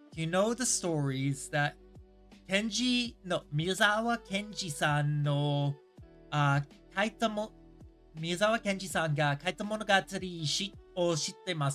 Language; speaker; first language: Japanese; non-native, learner; English